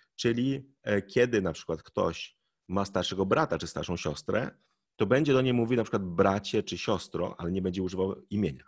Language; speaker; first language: Polish; native; Polish